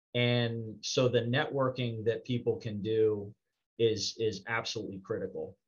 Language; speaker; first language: English; native; English